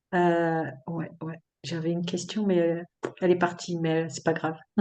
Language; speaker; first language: French; native; French